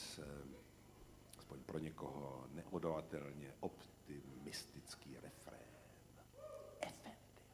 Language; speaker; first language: Czech; native; Czech